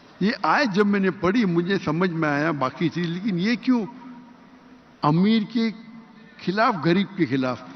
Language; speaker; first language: Urdu; non-native, local second language; Konkani